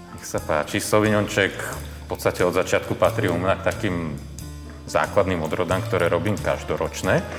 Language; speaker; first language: Slovak; native; Slovak